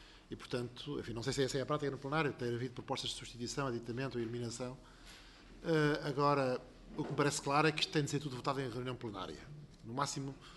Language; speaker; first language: Portuguese; native; Portuguese